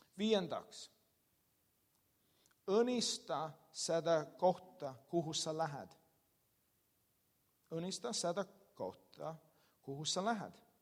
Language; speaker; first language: Estonian; non-native, learner; English